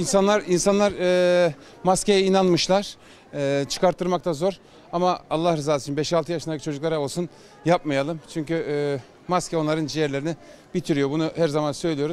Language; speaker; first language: Turkish; native; Turkish